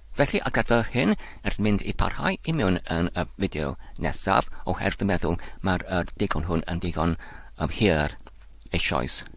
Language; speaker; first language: Welsh; non-native, learner; Polish